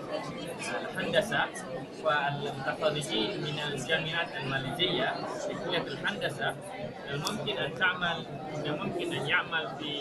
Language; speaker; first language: Arabic; non-native, fluent; Malay